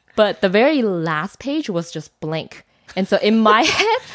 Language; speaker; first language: English; non-native, fluent; Chinese